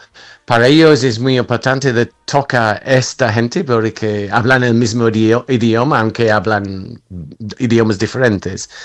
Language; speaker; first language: Spanish; non-native, fluent; English